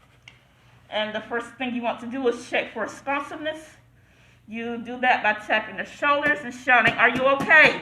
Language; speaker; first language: English; native; English